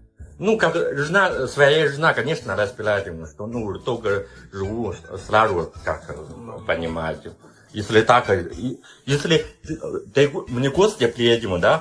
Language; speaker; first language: Russian; non-native, learner; Chinese